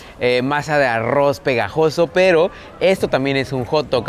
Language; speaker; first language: Spanish; native; Spanish